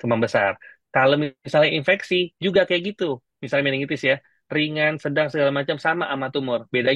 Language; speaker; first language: Indonesian; native; Indonesian